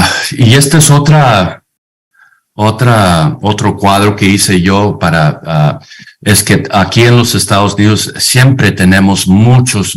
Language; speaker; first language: Spanish; non-native, fluent; English